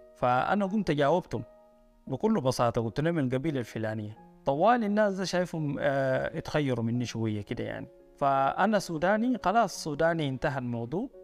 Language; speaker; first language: Arabic; native; Arabic